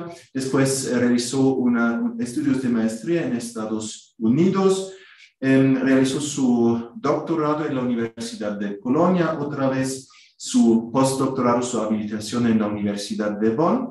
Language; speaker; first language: Spanish; non-native, fluent; German